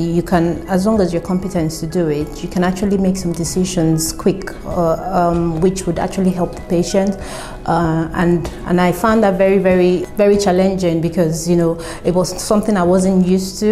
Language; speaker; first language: English; non-native, local second language; Yoruba